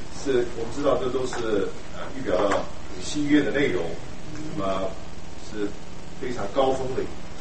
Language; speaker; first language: Chinese; native; Chinese